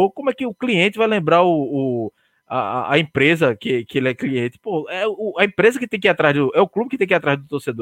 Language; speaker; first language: Portuguese; native; Portuguese